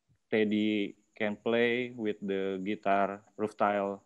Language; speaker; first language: English; non-native, learner; Indonesian